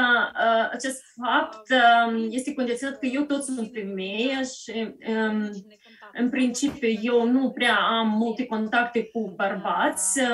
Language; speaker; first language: Romanian; early bilingual, heritage; Romanian